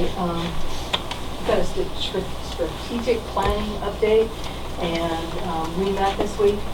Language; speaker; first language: English; native; English